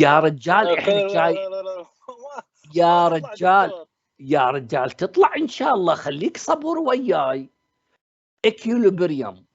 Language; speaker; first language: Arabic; native; Arabic